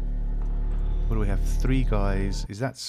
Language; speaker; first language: English; native; English